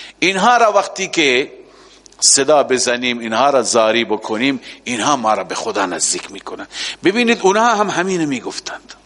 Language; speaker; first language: Persian; native; Persian